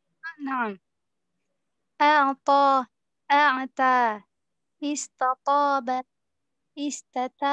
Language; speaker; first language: Arabic; non-native, learner; Indonesian